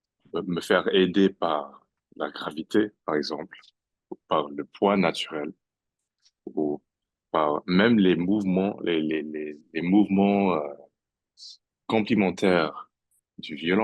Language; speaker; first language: French; non-native, fluent; English